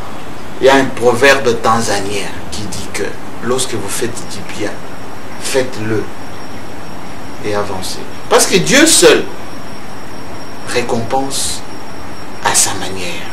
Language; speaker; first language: French; non-native, local second language; Luba-Lulua